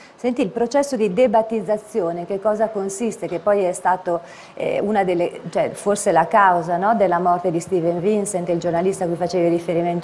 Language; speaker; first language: Italian; native; Italian